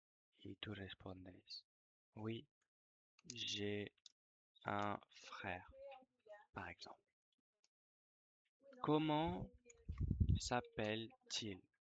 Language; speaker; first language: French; non-native, fluent; Spanish